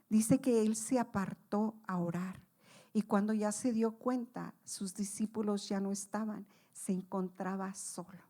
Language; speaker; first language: Spanish; native; Spanish